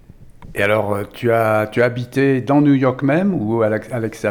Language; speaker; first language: French; native; French